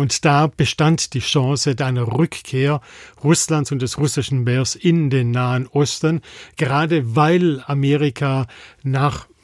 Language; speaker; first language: German; native; German